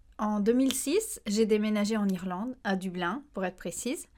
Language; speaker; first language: French; native; French